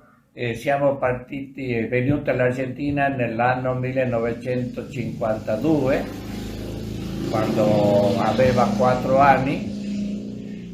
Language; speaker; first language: Italian; early bilingual, other home language; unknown